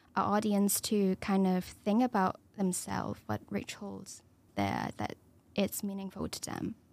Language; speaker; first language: English; non-native, local second language; Cantonese